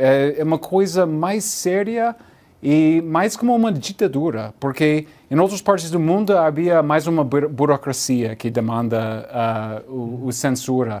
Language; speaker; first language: Portuguese; non-native, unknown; English